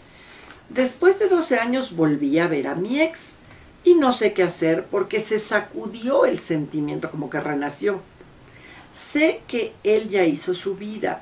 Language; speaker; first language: Spanish; native; Spanish